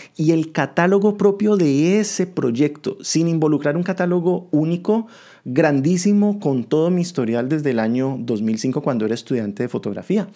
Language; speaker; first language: Spanish; native; Spanish